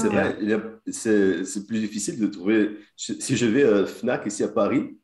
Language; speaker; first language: French; non-native, fluent; Portuguese